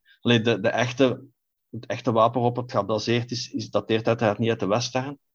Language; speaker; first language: Dutch; native; Dutch